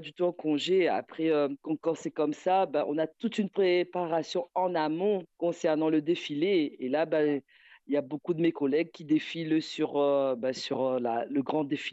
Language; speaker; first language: French; native; French